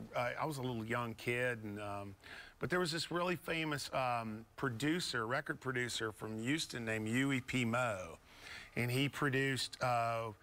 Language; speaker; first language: English; native; English